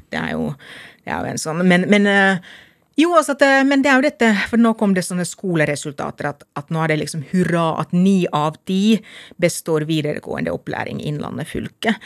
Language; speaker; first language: Norwegian; non-native, fluent; Finnish